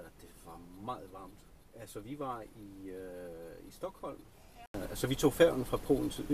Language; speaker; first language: Danish; non-native, fluent; Polish